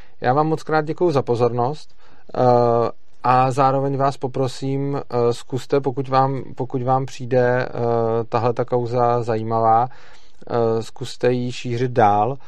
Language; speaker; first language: Czech; native; Czech